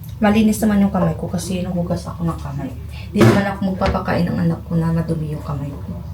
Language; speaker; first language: Filipino; non-native, local second language; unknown